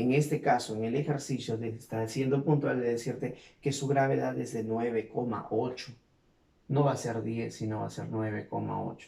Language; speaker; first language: Spanish; native; Spanish